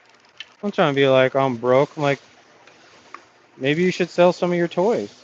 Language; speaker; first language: English; native; English